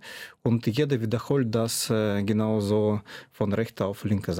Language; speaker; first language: German; non-native, fluent; Russian